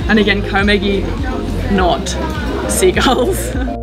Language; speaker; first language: English; native; English